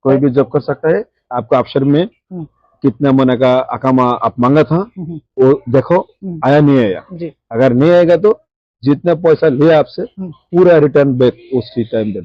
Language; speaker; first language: Hindi; non-native, local second language; Bangla